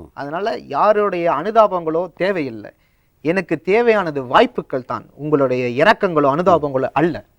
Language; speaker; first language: Tamil; native; Tamil